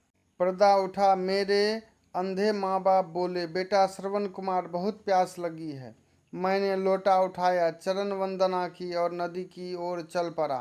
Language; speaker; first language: Hindi; native; Hindi